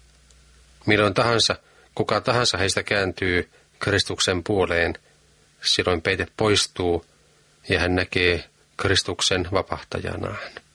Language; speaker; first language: Finnish; native; Finnish